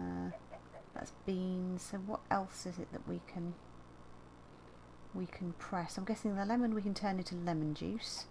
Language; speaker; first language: English; native; English